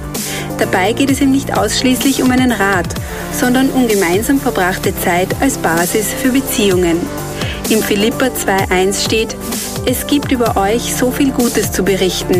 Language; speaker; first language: German; native; German